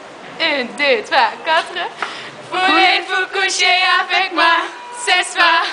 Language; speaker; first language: French; non-native, learner; Dutch